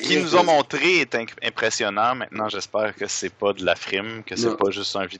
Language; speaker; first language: French; native; French